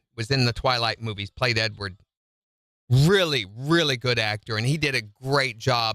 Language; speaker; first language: English; native; English